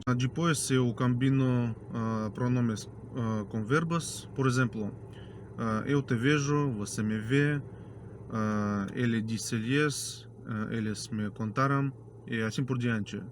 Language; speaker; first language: Portuguese; non-native, fluent; Russian